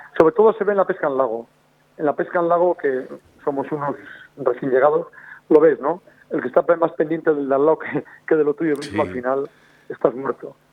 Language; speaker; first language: Spanish; native; Spanish